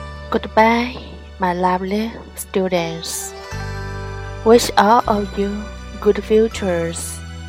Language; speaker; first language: English; non-native, learner; Chinese